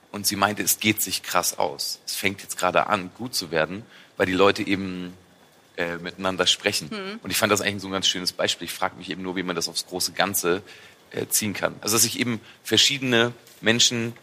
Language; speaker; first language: German; native; German